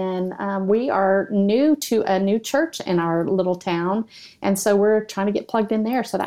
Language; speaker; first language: English; native; English